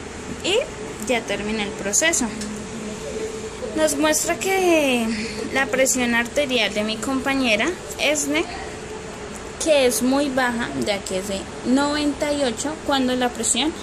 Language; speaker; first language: Spanish; native; Spanish